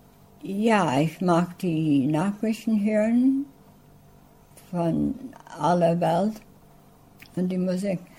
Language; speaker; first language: German; early bilingual, heritage; English